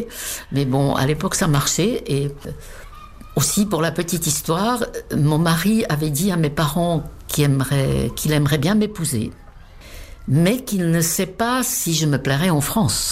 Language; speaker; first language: French; non-native, fluent; Czech